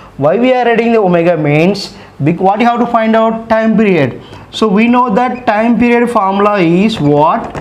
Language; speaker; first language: English; non-native, local second language; Telugu